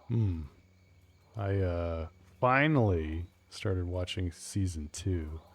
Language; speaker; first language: English; native; English